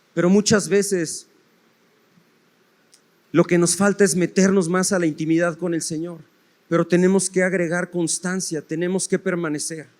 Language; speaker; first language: Spanish; native; Spanish